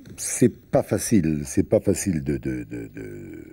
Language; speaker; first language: French; early bilingual, other home language; Italian